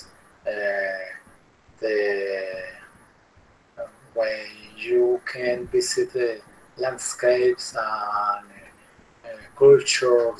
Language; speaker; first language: English; non-native, learner; Spanish